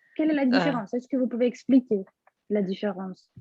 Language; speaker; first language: French; non-native, fluent; Russian